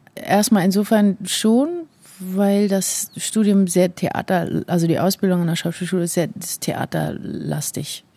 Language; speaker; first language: German; native; German